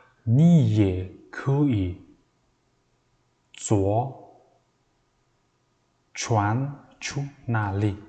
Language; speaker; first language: Chinese; non-native, learner; Mongolian